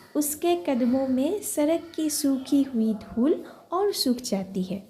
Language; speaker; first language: Hindi; non-native, local second language; Assamese